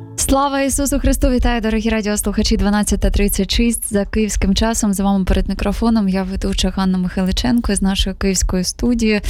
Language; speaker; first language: Ukrainian; native; Ukrainian